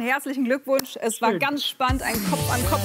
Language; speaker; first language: German; native; German